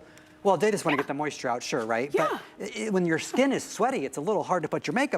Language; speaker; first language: English; native; English